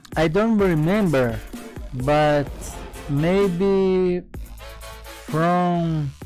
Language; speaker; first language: English; non-native, learner; Portuguese